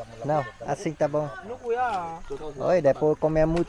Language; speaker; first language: Portuguese; non-native, learner; Vietnamese